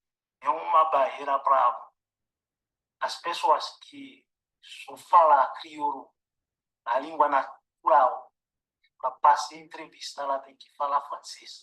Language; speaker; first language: Portuguese; non-native, learner; Haitian Creole